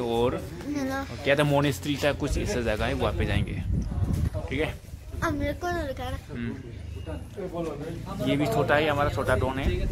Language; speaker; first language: Hindi; non-native, local second language; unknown